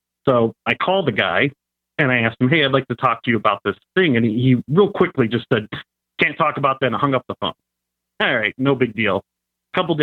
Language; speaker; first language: English; native; English